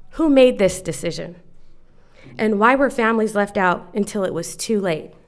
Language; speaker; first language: English; native; English